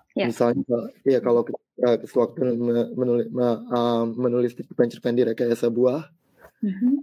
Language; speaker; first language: Indonesian; native; Indonesian